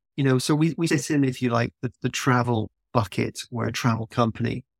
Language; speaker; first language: English; native; English